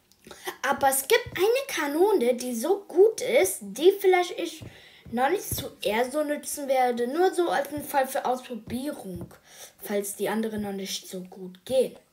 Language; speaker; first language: German; early bilingual, other home language; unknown